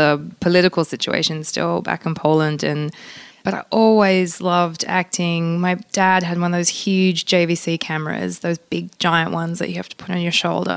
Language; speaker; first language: English; non-native, local second language; Polish